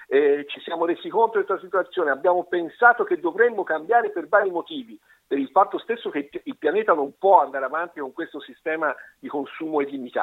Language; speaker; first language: Italian; native; Italian